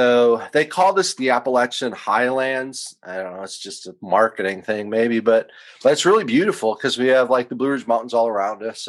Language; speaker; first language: English; native; English